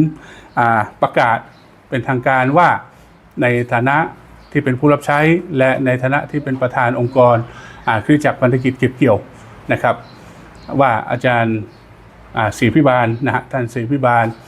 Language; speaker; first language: Thai; native; Thai